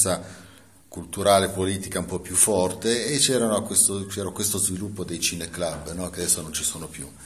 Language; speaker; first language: Italian; native; Italian